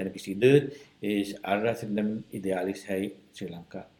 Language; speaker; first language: Hungarian; non-native, fluent; Sinhala